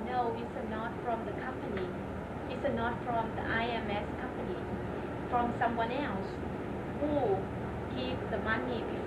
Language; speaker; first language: English; non-native, learner; Vietnamese